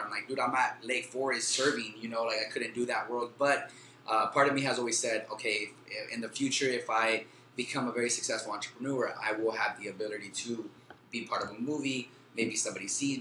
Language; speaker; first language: English; early bilingual, other home language; Spanish